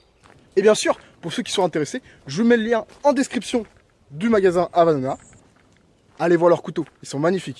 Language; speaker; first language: French; native; French